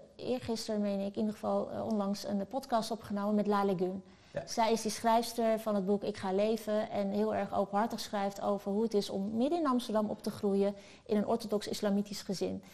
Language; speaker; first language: Dutch; early bilingual, other home language; Turkish